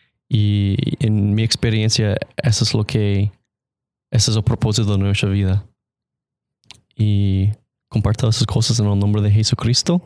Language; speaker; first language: Spanish; non-native, fluent; English